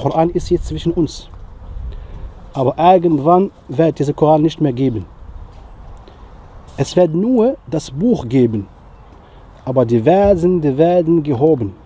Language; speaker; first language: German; non-native, fluent; Riffian